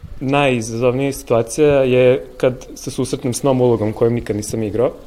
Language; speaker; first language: Serbian; native; Serbian